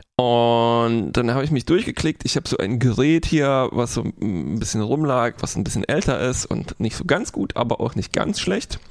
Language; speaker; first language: German; non-native, fluent; Polish